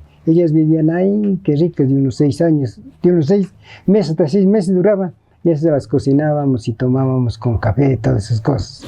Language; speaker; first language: Spanish; native; Spanish